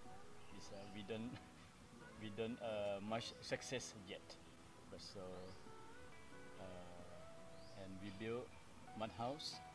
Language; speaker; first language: English; non-native, fluent; Thai